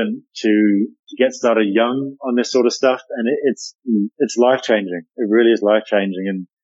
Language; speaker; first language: English; native; English